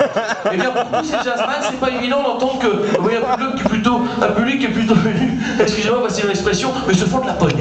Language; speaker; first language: French; native; French